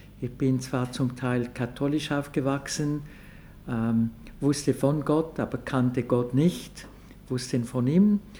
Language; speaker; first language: German; non-native, local second language; French